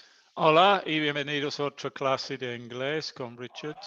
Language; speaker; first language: Spanish; non-native, fluent; English